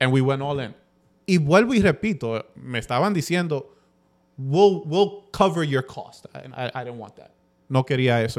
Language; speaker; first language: English; early bilingual, other home language; Spanish